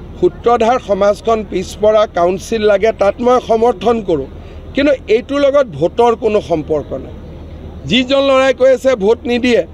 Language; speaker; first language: Assamese; native; Assamese